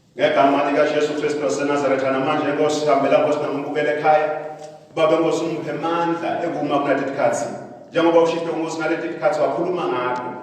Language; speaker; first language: Zulu; non-native, local second language; Swati